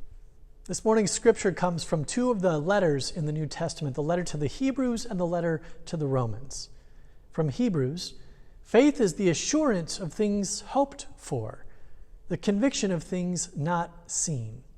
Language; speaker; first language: English; native; English